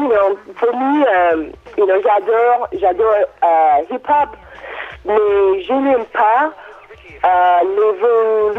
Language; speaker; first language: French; non-native, learner; English